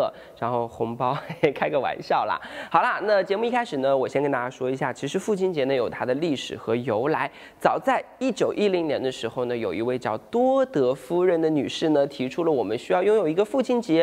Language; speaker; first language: Chinese; native; Chinese